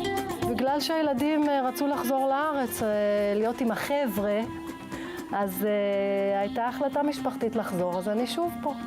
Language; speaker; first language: Hebrew; early bilingual, other home language; English